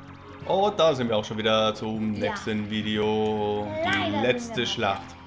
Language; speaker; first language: German; native; German